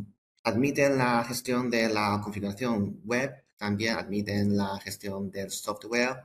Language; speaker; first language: Spanish; non-native, fluent; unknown